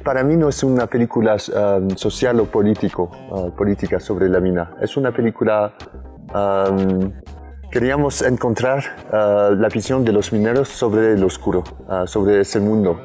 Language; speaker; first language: Spanish; non-native, fluent; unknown